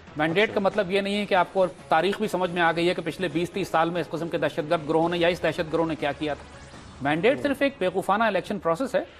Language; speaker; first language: Urdu; native; Urdu